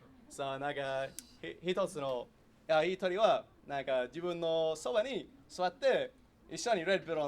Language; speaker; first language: Japanese; non-native, learner; English